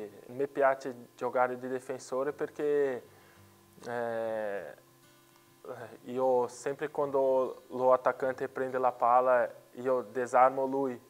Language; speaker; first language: Italian; non-native, learner; Portuguese